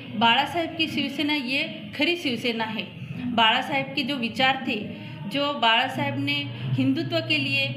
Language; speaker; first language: Hindi; non-native, local second language; Marathi